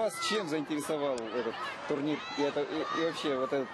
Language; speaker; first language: Russian; native; Russian